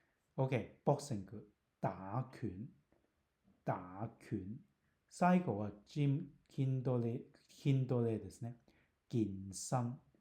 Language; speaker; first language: Japanese; non-native, fluent; Cantonese